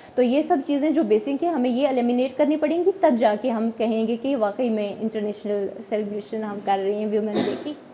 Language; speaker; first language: Hindi; non-native, local second language; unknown